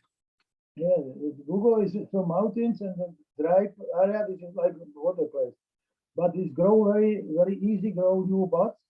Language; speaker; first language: English; non-native, learner; Czech